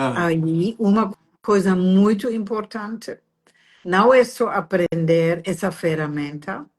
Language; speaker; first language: Portuguese; non-native, fluent; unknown